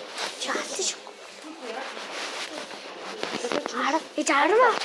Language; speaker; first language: Korean; non-native, learner; Mongolian